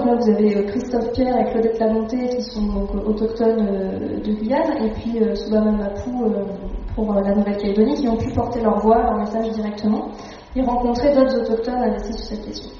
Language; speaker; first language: French; native; French